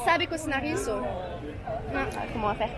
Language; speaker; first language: Portuguese; non-native, learner; French